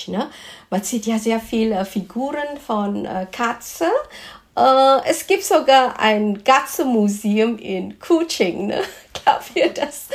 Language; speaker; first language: German; non-native, fluent; Malay